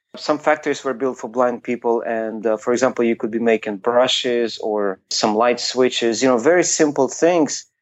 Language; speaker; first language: English; non-native, fluent; Ukrainian